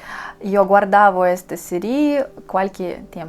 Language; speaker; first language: Italian; non-native, learner; Russian